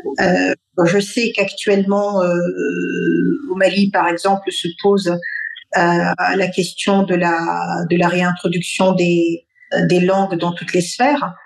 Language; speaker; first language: French; non-native, local second language; Bambara